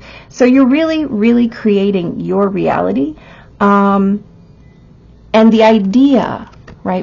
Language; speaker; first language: English; native; English